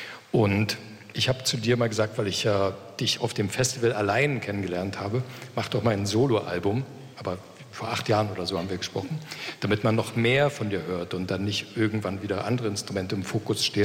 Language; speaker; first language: German; native; German